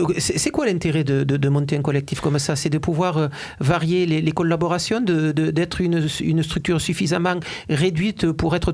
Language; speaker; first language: French; native; French